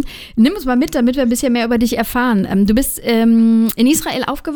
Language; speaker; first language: German; native; German